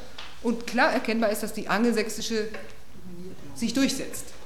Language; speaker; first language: German; native; German